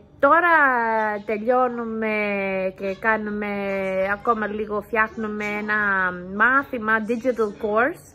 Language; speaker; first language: Greek; early bilingual, heritage; English